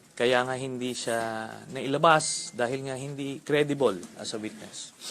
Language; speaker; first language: Filipino; native; Filipino